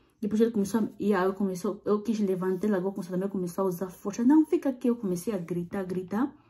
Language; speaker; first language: Portuguese; native; Portuguese